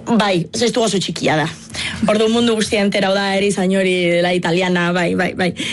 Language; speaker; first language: Basque; non-native, fluent; Italian